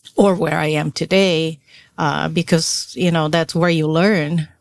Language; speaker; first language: English; non-native, fluent; Portuguese